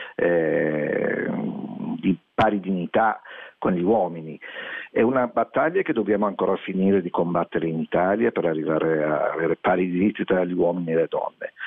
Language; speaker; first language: Italian; non-native, fluent; Persian